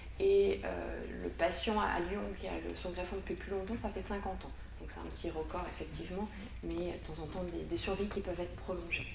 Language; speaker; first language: French; native; French